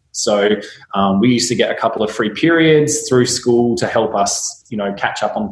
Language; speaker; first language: English; native; English